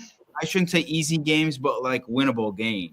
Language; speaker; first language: English; native; English